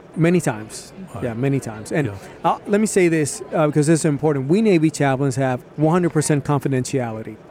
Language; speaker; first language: English; early bilingual, other home language; Spanish